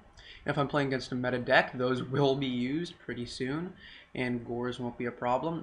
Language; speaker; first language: English; native; English